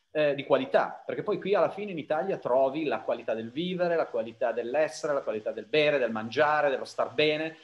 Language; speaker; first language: Italian; native; Italian